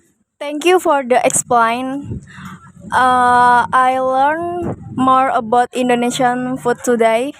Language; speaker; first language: English; non-native, learner; Indonesian